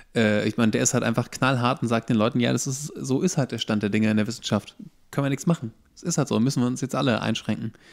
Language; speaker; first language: German; native; German